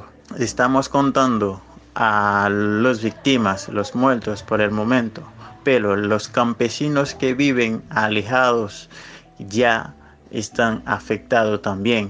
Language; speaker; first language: Spanish; non-native, fluent; Haitian Creole